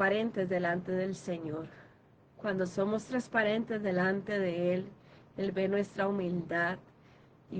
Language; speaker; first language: Spanish; native; Spanish